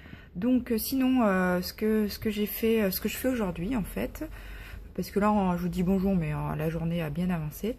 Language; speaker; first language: French; native; French